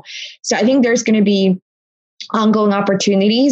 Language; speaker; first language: English; native; English